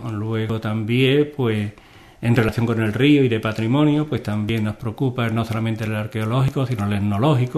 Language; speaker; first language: Spanish; native; Spanish